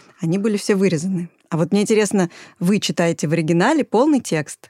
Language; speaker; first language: Russian; native; Russian